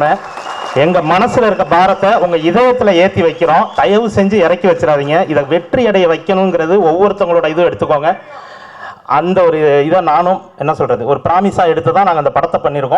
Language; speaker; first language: Tamil; native; Tamil